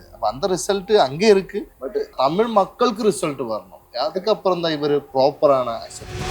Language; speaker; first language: Tamil; non-native, learner; Malayalam